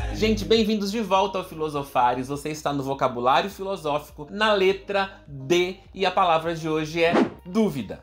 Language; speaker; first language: Portuguese; native; Portuguese